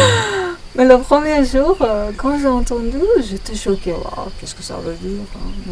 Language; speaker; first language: French; non-native, learner; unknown